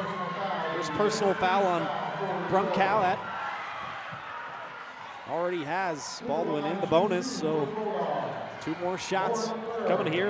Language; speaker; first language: English; native; English